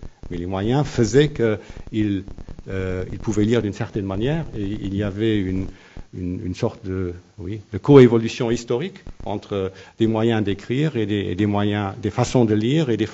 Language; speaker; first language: French; non-native, local second language; Luxembourgish